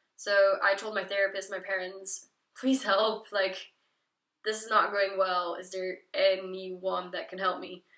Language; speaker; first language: English; non-native, fluent; Dutch